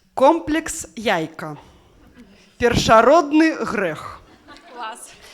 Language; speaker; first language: Belarusian; non-native, local second language; Russian